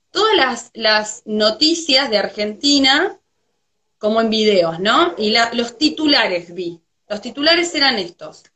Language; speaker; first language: Spanish; native; Spanish